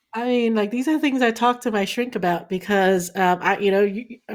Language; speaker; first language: English; early bilingual, other home language; Chinese